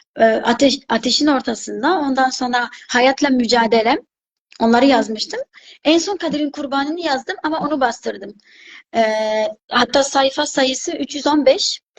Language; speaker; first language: Turkish; non-native, fluent; Arabic